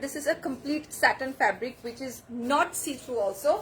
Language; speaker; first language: English; non-native, local second language; Bangla